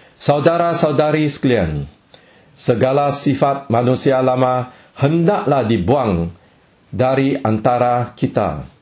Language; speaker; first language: Malay; non-native, local second language; Chinese